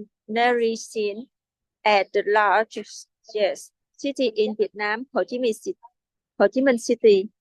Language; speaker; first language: English; non-native, learner; Vietnamese